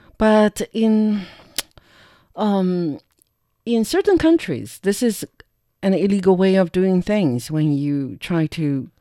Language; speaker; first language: English; non-native, fluent; Chinese